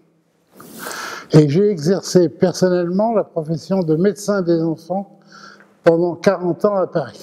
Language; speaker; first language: French; early bilingual, other home language; Ladino